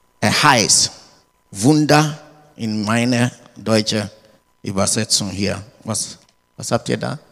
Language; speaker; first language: German; non-native, learner; English